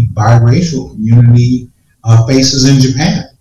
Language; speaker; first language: English; native; English